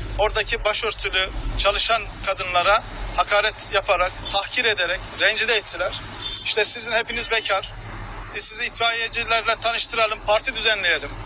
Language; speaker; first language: Turkish; native; Turkish